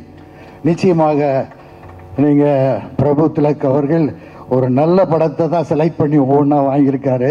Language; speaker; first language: Tamil; native; Tamil